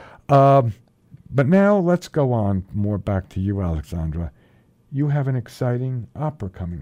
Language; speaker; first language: English; native; English